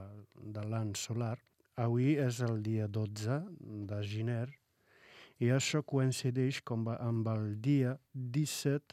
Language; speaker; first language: Catalan; non-native, fluent; Arabic